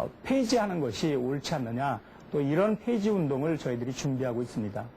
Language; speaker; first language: Korean; native; Korean